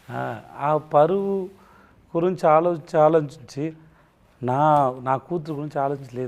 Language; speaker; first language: Telugu; non-native, learner; Tamil